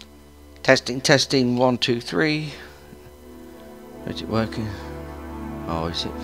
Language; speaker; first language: English; native; English